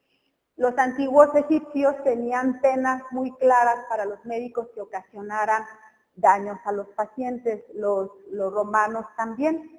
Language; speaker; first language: Spanish; native; Spanish